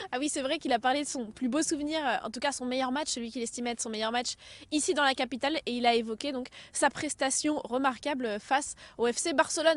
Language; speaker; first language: French; native; French